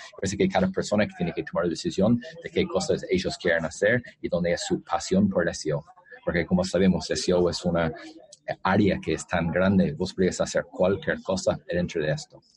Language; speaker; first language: Spanish; non-native, fluent; English